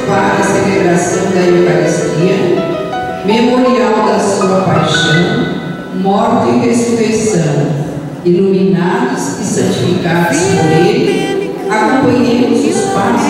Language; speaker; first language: Portuguese; native; Portuguese